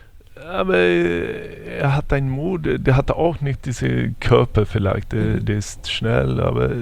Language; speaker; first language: German; non-native, fluent; Swedish